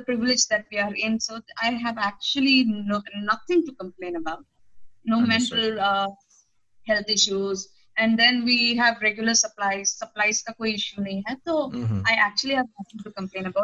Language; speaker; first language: English; non-native, local second language; Telugu